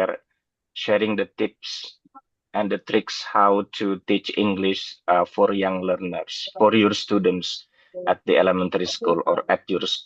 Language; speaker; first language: English; non-native, fluent; Indonesian